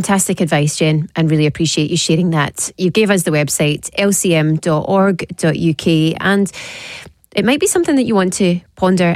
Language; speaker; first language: English; native; English